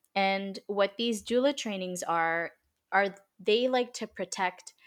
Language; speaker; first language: English; early bilingual, other home language; Filipino